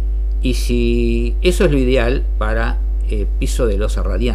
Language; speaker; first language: Spanish; native; Spanish